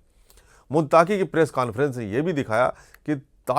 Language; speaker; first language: Hindi; native; Hindi